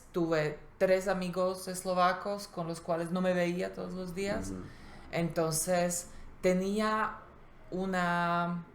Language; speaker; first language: Spanish; non-native, fluent; Slovak